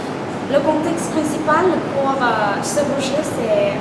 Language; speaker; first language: French; non-native, fluent; Lao